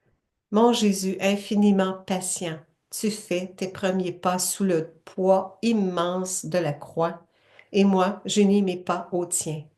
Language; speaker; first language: French; native; French